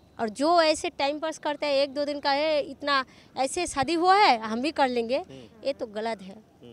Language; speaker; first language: Hindi; non-native, local second language; Bangla